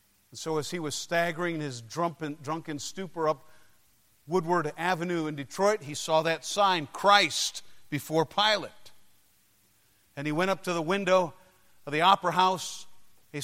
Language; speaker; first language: English; native; English